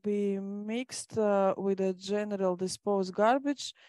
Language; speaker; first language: English; non-native, fluent; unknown